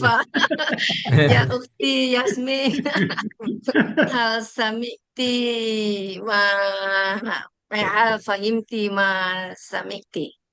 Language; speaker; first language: Arabic; non-native, learner; Malay